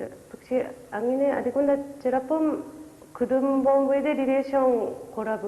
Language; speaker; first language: Malayalam; non-native, learner; Japanese